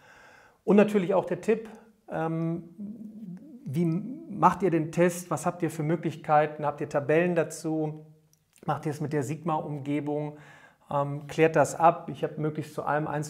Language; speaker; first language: German; native; German